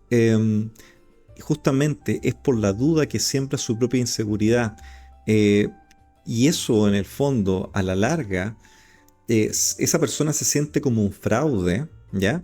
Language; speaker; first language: Spanish; native; Spanish